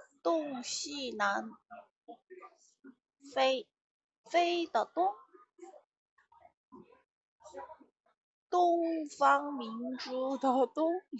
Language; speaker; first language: Chinese; non-native, learner; Korean